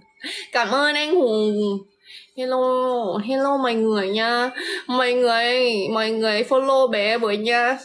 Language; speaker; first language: Vietnamese; non-native, fluent; Lao